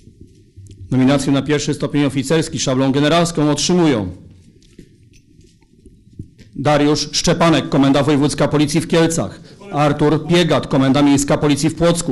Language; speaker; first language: Polish; native; Polish